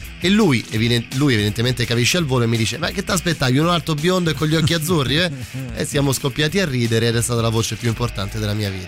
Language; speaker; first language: Italian; native; Italian